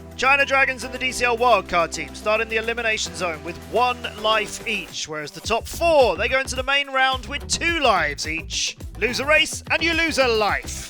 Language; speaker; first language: English; native; English